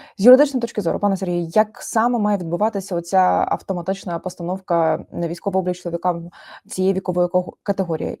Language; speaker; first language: Ukrainian; native; Ukrainian